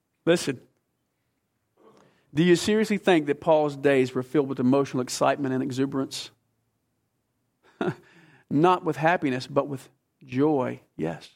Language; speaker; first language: English; native; English